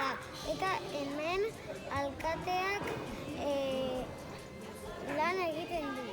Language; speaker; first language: Basque; non-native, local second language; Spanish